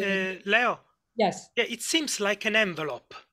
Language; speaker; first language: English; non-native, fluent; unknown